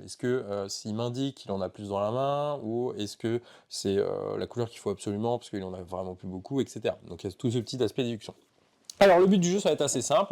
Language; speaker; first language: French; native; French